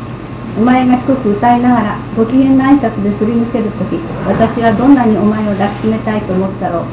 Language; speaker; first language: Japanese; native; Japanese